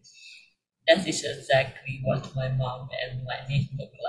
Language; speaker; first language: English; non-native, local second language; Chinese